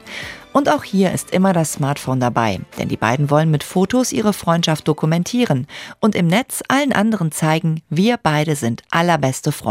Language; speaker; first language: German; native; German